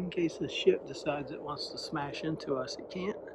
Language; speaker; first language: English; native; English